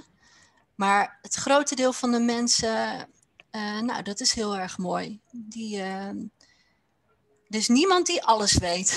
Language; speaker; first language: Dutch; native; Dutch